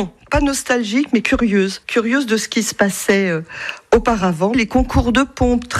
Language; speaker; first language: French; native; French